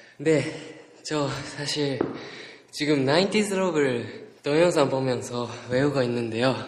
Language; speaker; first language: Korean; non-native, fluent; Japanese